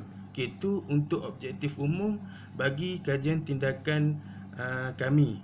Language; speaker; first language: Malay; native; Malay